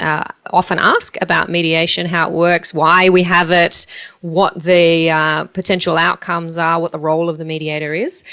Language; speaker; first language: English; native; English